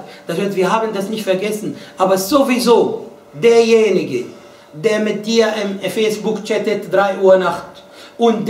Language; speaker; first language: German; non-native, fluent; Arabic